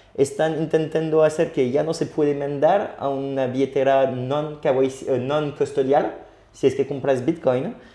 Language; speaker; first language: Spanish; non-native, fluent; French